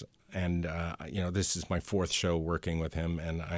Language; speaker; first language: English; early bilingual, other home language; Spanish